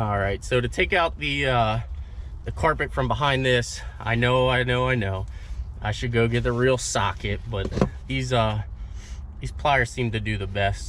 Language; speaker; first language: English; native; English